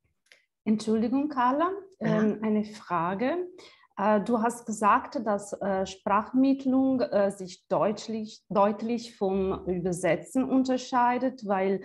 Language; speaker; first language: German; non-native, fluent; Italian